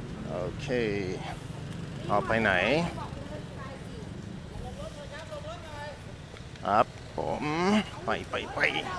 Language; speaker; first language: Thai; non-native, fluent; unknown